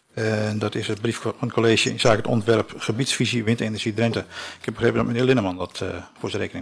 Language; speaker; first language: Dutch; native; Dutch